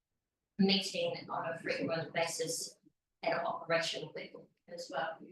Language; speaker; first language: English; native; English